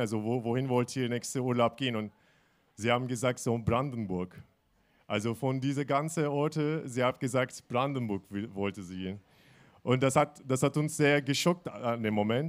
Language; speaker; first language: German; non-native, fluent; Turkish